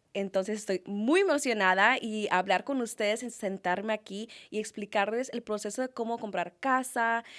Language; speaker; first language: Spanish; early bilingual, heritage; Spanish